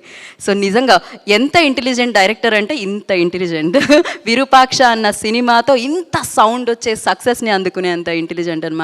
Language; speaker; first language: Telugu; native; Telugu